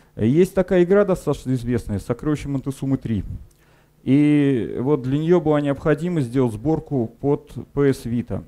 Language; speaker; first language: Russian; native; Russian